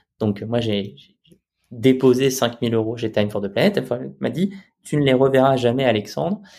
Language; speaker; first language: French; native; French